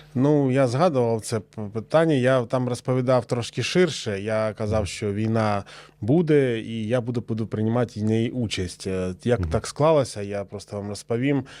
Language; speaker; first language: Ukrainian; non-native, local second language; Russian